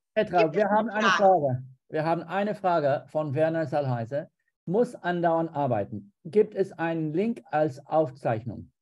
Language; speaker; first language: German; non-native, fluent; English